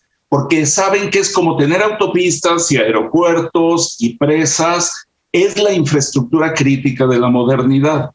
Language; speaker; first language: Spanish; native; Spanish